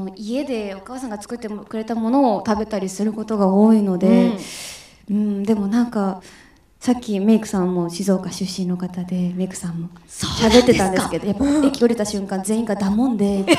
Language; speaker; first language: Japanese; native; Japanese